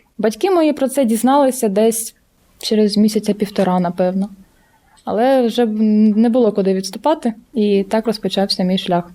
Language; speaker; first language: Ukrainian; non-native, local second language; Russian